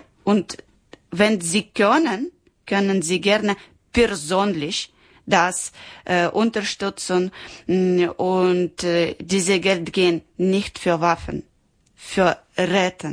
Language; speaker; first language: German; non-native, learner; Ukrainian